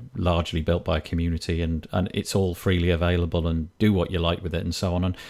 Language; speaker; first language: English; native; English